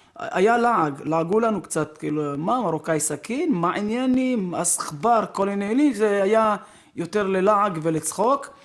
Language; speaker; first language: Hebrew; native; Hebrew